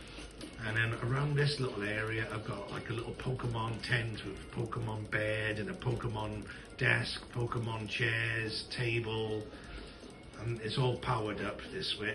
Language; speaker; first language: English; native; English